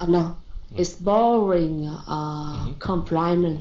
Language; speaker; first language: English; non-native, learner; Vietnamese